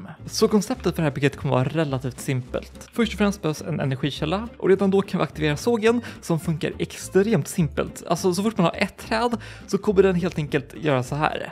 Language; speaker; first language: Swedish; native; Swedish